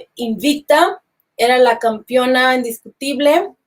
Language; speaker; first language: Spanish; early bilingual, heritage; Spanish